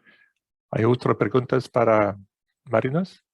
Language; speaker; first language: Spanish; non-native, fluent; English